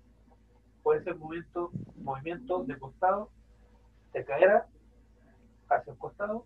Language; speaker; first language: Spanish; native; Spanish